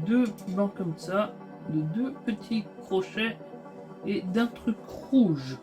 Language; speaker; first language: French; native; French